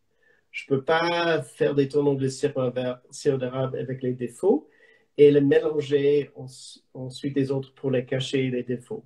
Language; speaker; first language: French; non-native, learner; English